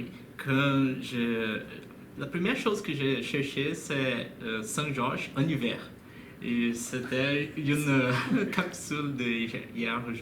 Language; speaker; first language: French; non-native, learner; Spanish